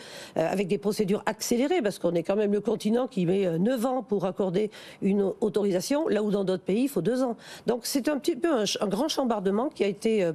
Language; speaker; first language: French; native; French